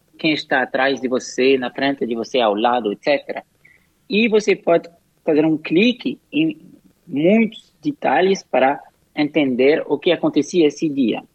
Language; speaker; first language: Portuguese; non-native, fluent; French